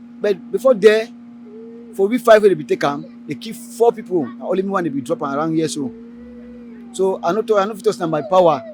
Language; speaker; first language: Nigerian Pidgin; native; Nigerian Pidgin